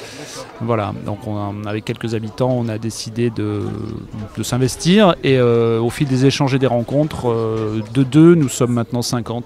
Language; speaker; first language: French; native; French